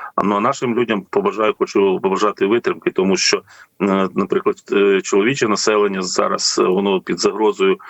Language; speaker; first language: Ukrainian; native; Ukrainian